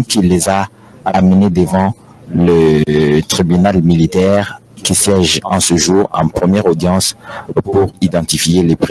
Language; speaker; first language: French; non-native, local second language; Lingala